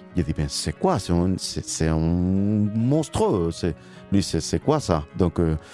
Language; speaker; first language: French; non-native, learner; Spanish